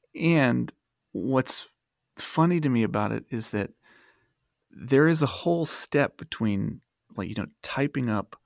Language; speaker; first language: English; native; English